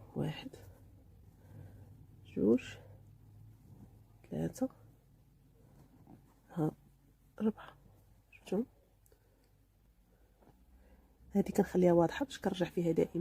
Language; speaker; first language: Arabic; native; Arabic